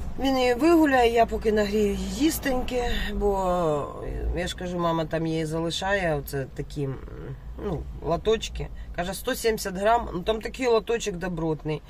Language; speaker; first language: Ukrainian; non-native, local second language; Russian